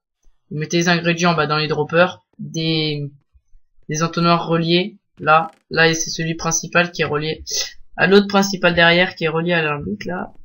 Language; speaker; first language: French; native; French